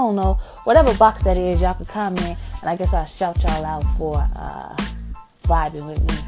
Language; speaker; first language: English; native; English